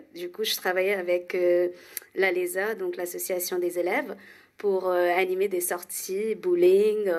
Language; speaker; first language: French; non-native, fluent; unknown